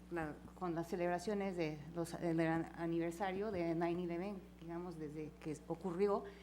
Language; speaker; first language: Spanish; native; Spanish